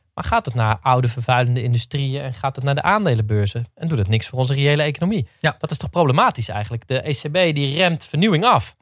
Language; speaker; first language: Dutch; native; Dutch